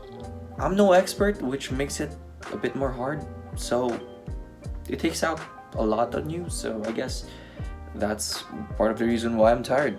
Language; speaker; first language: English; non-native, local second language; Filipino